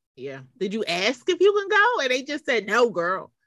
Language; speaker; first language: English; native; English